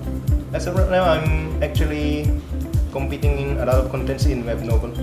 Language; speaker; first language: English; non-native, local second language; Filipino